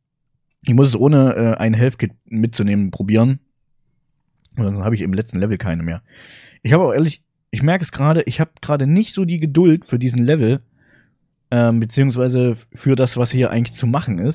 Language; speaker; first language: German; native; German